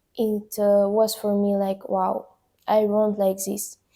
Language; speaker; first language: English; non-native, learner; Ukrainian